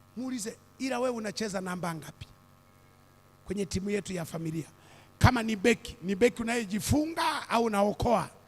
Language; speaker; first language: Swahili; native; Swahili